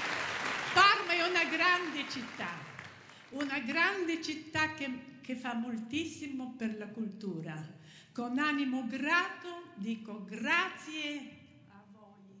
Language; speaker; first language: Italian; non-native, fluent; Bulgarian